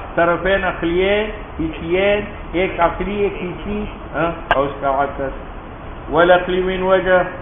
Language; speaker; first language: Urdu; non-native, local second language; Pashto